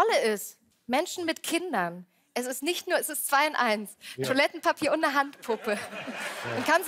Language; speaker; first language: German; native; German